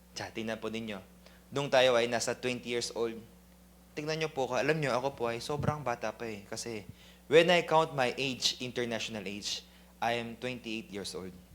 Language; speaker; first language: Filipino; non-native, fluent; Korean